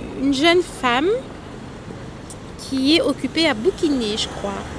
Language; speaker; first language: French; native; French